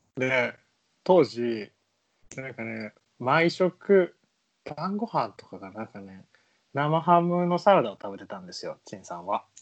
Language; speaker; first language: Japanese; native; Japanese